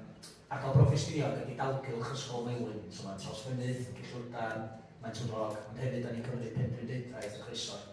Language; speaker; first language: Welsh; native; Welsh